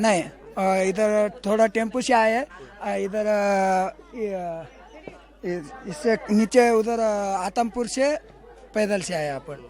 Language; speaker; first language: Hindi; non-native, local second language; Marathi